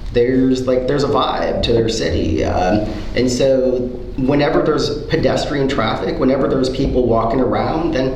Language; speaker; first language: English; native; English